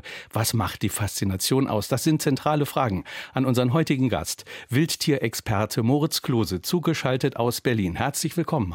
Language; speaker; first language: German; native; German